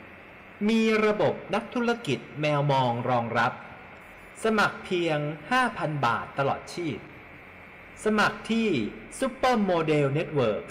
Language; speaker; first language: Thai; native; Thai